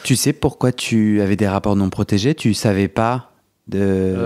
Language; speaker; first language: French; native; French